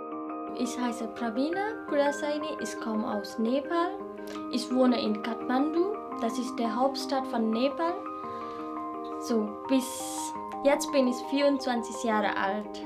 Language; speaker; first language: German; non-native, fluent; Nepali